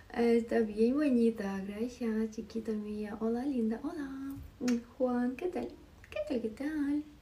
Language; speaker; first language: Spanish; non-native, learner; Russian